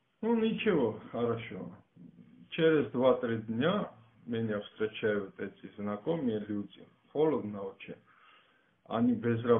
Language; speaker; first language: Russian; non-native, fluent; Georgian